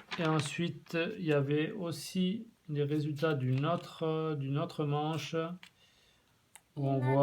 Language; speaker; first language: French; native; French